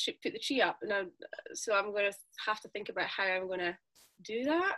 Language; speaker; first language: English; native; English